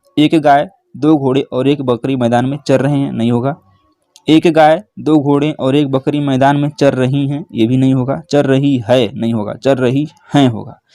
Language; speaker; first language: Hindi; native; Hindi